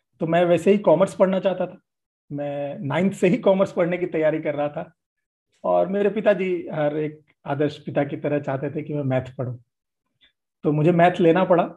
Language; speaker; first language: Hindi; native; Hindi